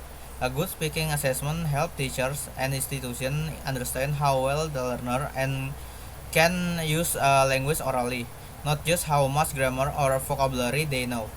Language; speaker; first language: English; non-native, learner; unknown